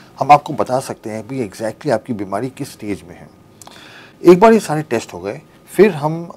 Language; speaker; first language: Hindi; native; Hindi